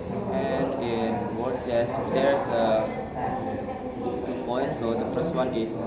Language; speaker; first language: English; non-native, learner; Indonesian